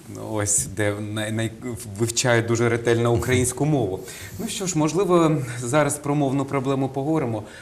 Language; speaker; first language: Ukrainian; native; Ukrainian